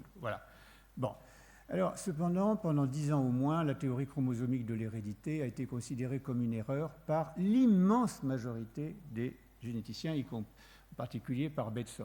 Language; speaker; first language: French; native; French